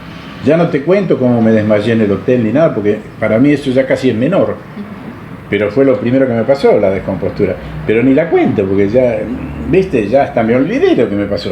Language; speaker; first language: Spanish; native; Spanish